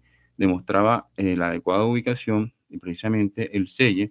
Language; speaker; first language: Spanish; native; Spanish